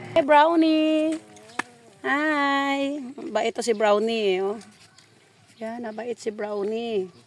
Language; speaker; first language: Filipino; native; Filipino